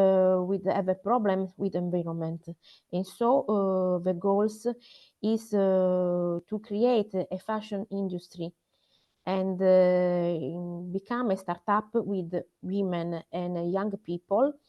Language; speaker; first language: English; non-native, learner; Italian